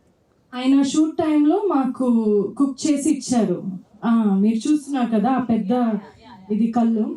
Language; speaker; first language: Telugu; non-native, local second language; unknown